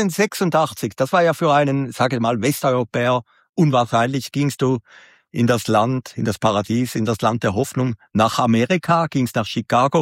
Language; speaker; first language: German; native; German